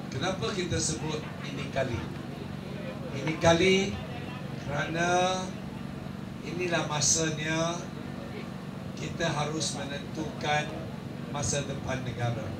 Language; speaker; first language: Malay; non-native, local second language; Chinese